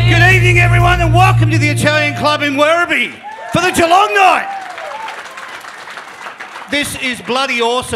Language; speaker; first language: English; native; English